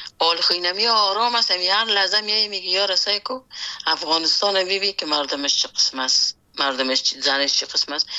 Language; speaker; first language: Persian; native; Persian